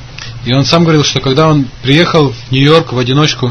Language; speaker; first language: Russian; native; Russian